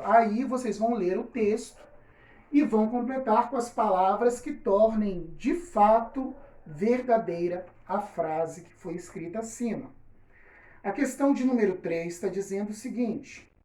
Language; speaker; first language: Portuguese; native; Portuguese